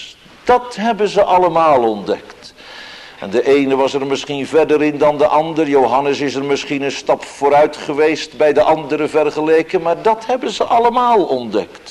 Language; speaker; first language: Dutch; native; Dutch